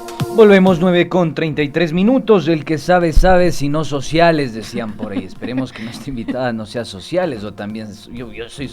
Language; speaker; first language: Spanish; native; Spanish